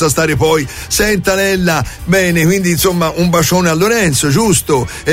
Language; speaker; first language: Italian; native; Italian